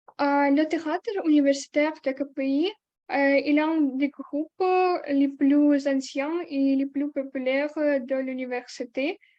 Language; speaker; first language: French; non-native, learner; Ukrainian